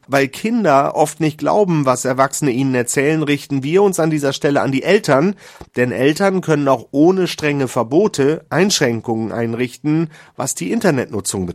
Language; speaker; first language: German; native; German